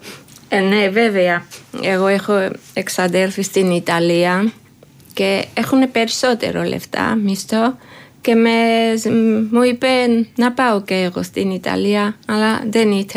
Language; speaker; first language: Greek; non-native, learner; Georgian